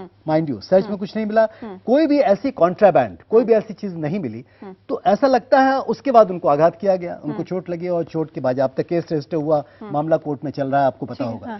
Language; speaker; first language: Hindi; native; Hindi